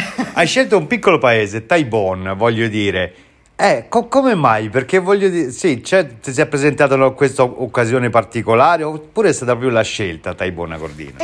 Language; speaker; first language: Italian; native; Italian